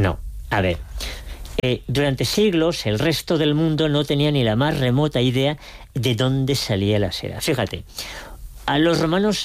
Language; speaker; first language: Spanish; native; Spanish